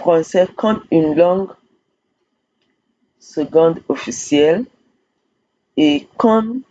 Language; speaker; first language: French; non-native, fluent; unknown